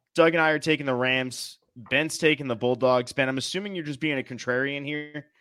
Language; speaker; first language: English; native; English